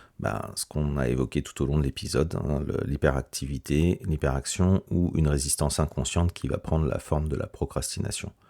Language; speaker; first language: French; native; French